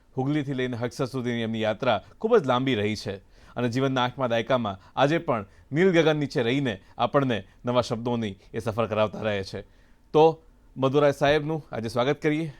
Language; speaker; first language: Gujarati; native; Gujarati